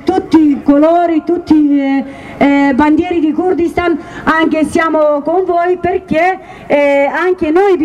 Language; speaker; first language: Italian; non-native, learner; Kurdish